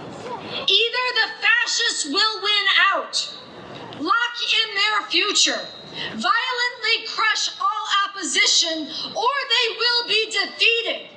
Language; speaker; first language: English; native; English